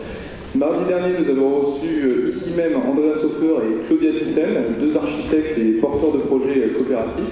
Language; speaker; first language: French; native; French